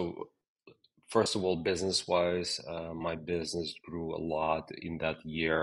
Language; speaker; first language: English; non-native, fluent; Ukrainian